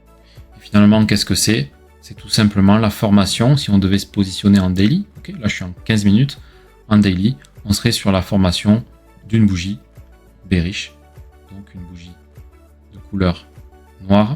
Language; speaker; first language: French; native; French